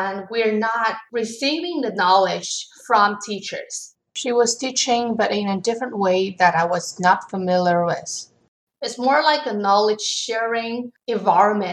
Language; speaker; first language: English; non-native, learner; Chinese